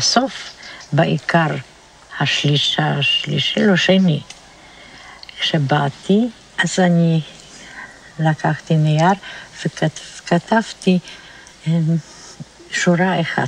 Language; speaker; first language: Hebrew; non-native, fluent; Polish